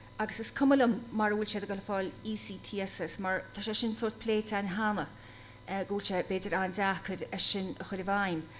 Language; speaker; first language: Irish; native; Irish